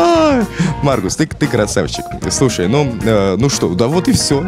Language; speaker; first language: Russian; native; Russian